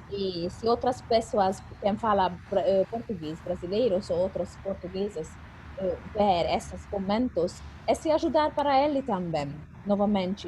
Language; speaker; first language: Portuguese; non-native, fluent; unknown